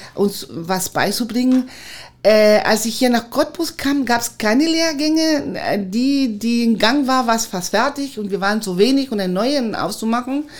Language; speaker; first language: German; non-native, fluent; Spanish